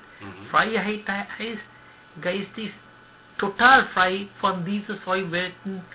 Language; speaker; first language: German; non-native, learner; Sinhala